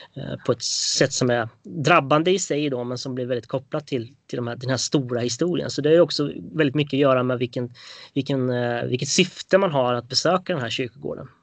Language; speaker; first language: Swedish; native; Swedish